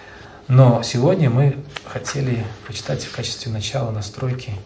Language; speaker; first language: Russian; native; Russian